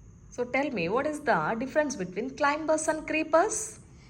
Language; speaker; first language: English; non-native, local second language; Telugu